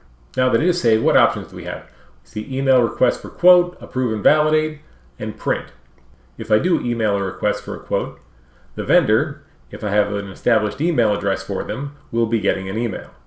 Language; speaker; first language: English; native; English